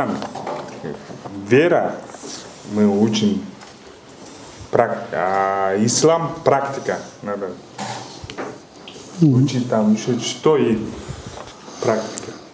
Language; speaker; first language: Russian; non-native, learner; Kyrgyz